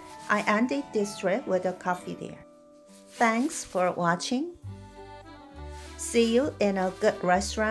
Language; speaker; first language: English; non-native, fluent; Korean